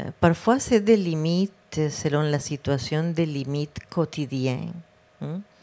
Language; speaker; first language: French; non-native, fluent; Spanish